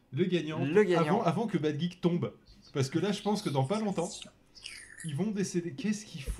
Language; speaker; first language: French; native; French